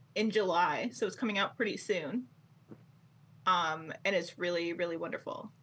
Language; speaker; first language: English; native; English